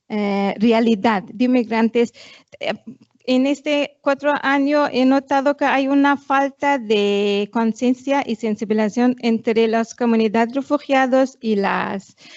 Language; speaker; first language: Spanish; non-native, fluent; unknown